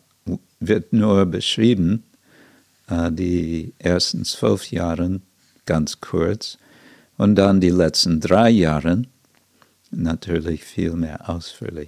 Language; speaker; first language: German; non-native, fluent; English